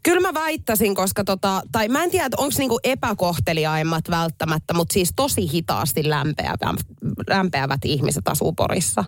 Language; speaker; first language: Finnish; native; Finnish